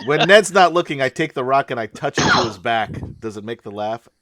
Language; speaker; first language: English; native; English